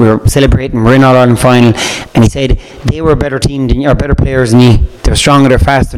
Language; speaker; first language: English; native; English